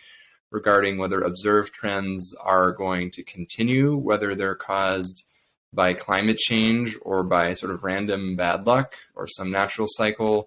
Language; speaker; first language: English; native; English